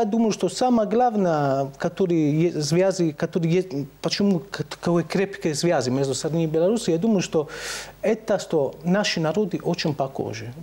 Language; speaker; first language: Russian; non-native, fluent; Italian